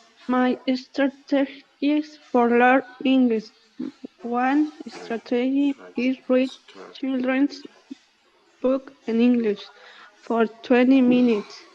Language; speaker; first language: English; non-native, learner; Spanish